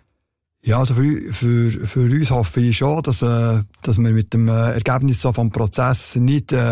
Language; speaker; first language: German; native; German